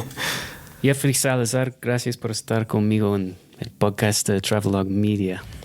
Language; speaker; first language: Spanish; non-native, fluent; English